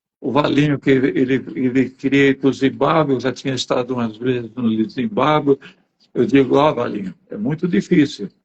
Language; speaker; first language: Portuguese; native; Portuguese